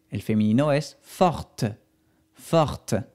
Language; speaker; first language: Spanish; non-native, fluent; French